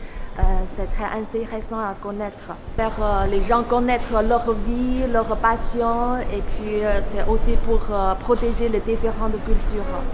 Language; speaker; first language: French; non-native, learner; Chinese